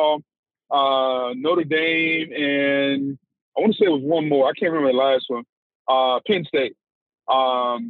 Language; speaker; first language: English; native; English